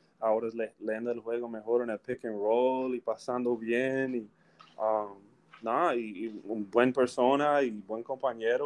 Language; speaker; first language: Spanish; early bilingual, heritage; English